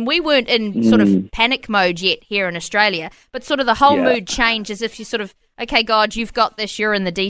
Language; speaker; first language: English; native; English